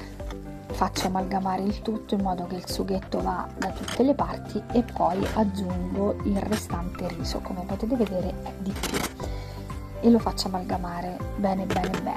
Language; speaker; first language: Italian; native; Italian